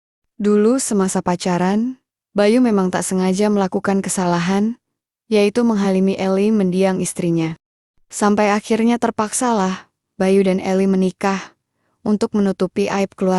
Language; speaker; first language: Indonesian; native; Indonesian